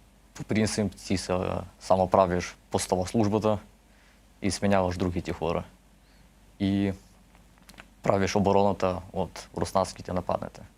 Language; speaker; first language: Bulgarian; early bilingual, heritage; Russian